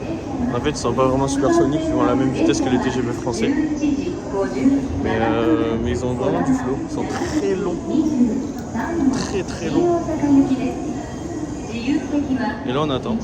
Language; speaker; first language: French; native; French